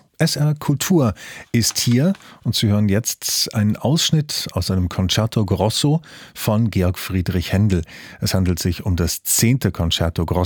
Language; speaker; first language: German; native; German